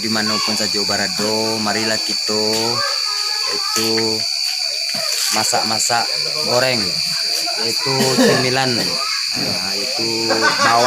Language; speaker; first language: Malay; non-native, local second language; Minangkabau